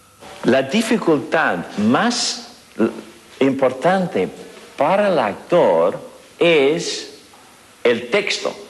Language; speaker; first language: Spanish; non-native, fluent; English